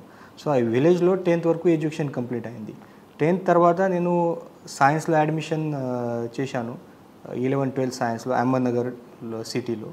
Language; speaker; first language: Telugu; non-native, learner; Marathi